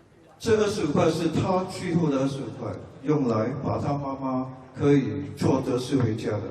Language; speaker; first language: Chinese; non-native, local second language; English